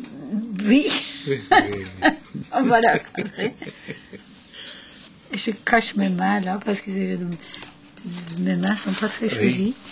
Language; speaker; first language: French; non-native, fluent; Dutch